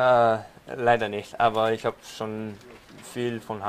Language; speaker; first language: German; non-native, learner; Japanese